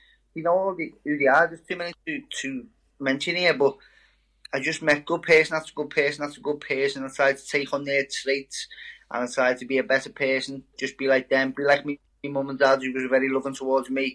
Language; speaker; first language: English; native; English